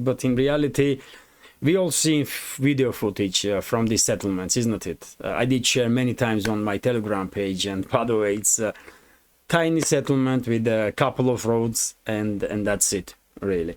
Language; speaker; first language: English; non-native, fluent; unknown